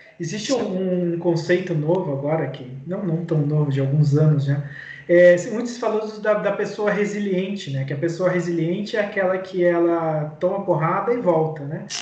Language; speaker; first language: Portuguese; native; Portuguese